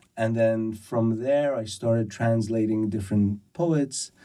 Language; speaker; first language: English; early bilingual, other home language; Persian